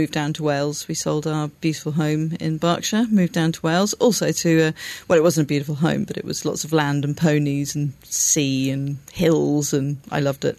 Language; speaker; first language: English; native; English